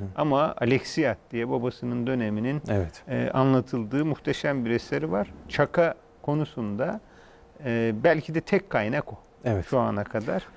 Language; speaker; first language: Turkish; native; Turkish